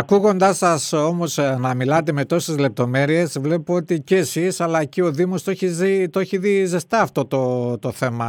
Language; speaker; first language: Greek; native; Greek